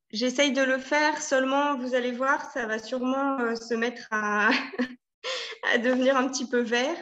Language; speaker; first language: French; native; French